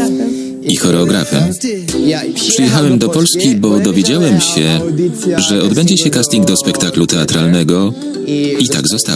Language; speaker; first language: Polish; non-native, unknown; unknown